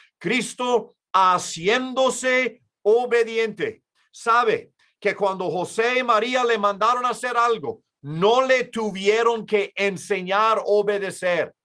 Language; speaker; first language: Spanish; non-native, fluent; English